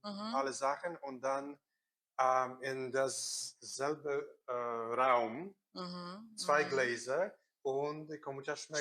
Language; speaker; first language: German; non-native, learner; Korean